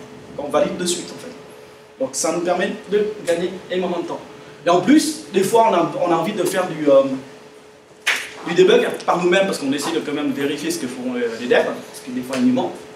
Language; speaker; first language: French; native; French